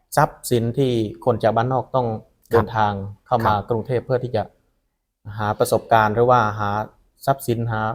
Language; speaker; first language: Thai; non-native, local second language; Khmer